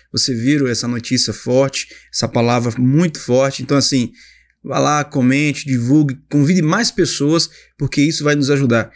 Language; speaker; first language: Portuguese; native; Portuguese